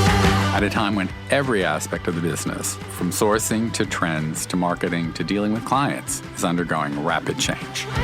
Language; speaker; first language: English; native; English